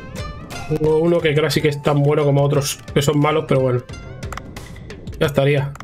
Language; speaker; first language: Spanish; native; Spanish